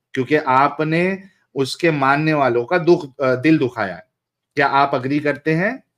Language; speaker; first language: Hindi; native; Hindi